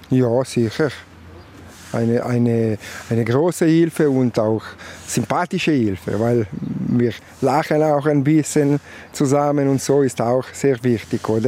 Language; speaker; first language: German; non-native, local second language; Italian